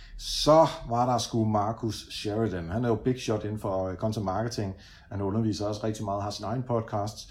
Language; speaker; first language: Danish; early bilingual, other home language; Dutch